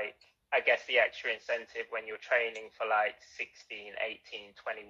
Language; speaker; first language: English; native; English